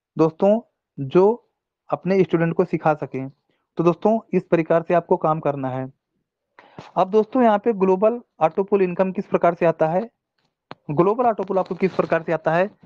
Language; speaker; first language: Hindi; non-native, local second language; Telugu